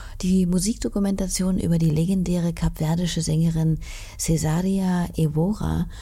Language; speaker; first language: German; native; German